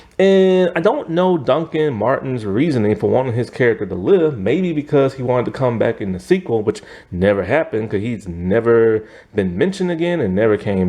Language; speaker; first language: English; native; English